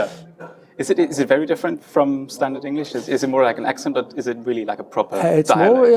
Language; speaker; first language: English; non-native, fluent; German